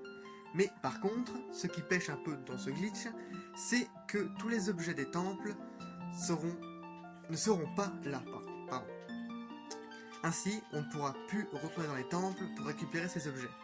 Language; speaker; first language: French; native; French